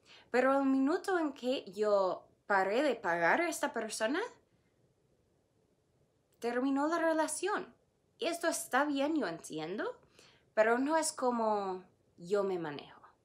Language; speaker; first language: Spanish; non-native, fluent; English